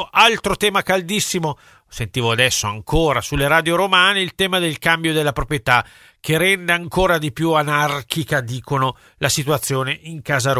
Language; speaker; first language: Italian; native; Italian